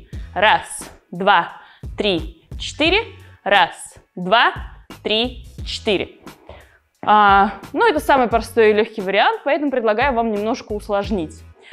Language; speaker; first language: Russian; native; Russian